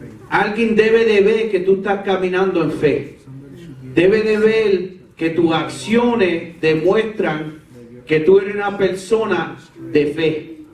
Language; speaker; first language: Spanish; early bilingual, heritage; Spanish